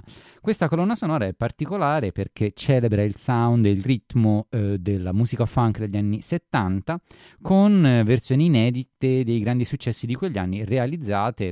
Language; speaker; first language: Italian; native; Italian